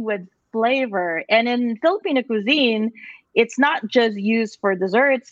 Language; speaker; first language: English; non-native, local second language; Filipino